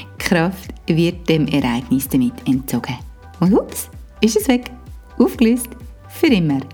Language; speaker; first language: German; native; German